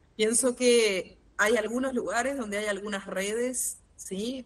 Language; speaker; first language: Spanish; native; Spanish